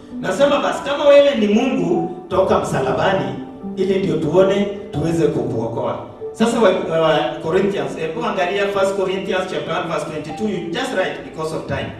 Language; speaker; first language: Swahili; non-native, local second language; Luo (Kenya and Tanzania)